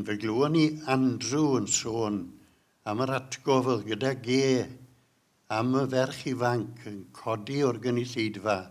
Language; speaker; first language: Welsh; native; Welsh